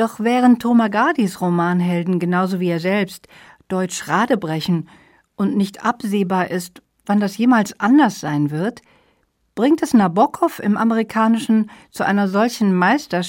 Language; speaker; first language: German; native; German